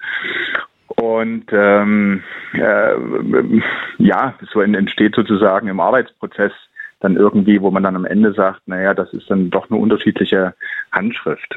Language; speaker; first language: German; native; German